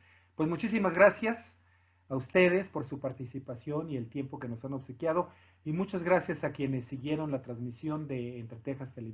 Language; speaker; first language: Spanish; native; Spanish